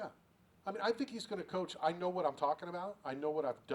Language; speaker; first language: English; native; English